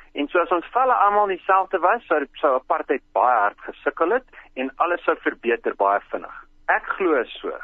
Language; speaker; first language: Afrikaans; non-native, local second language; English